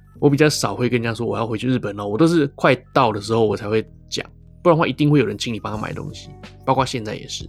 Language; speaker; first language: Chinese; native; Chinese